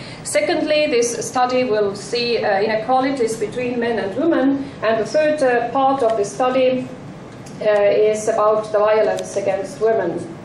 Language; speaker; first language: English; non-native, fluent; Estonian